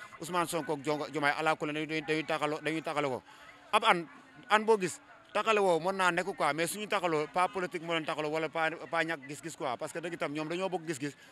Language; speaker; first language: Wolof; native; Wolof